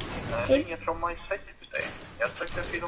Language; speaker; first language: Swedish; native; Swedish